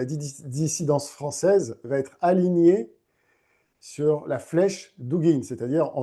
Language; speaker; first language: French; native; French